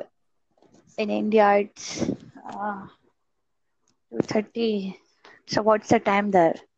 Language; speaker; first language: English; non-native, learner; Gujarati